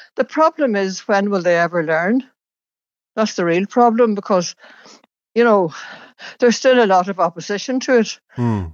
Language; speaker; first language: English; native; English